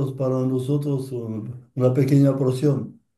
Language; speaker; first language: Spanish; non-native, learner; French